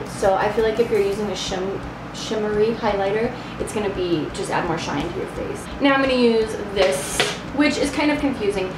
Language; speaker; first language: English; native; English